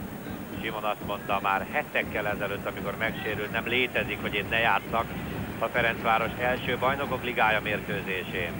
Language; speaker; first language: Hungarian; native; Hungarian